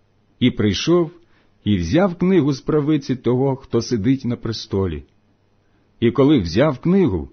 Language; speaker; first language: Ukrainian; native; Ukrainian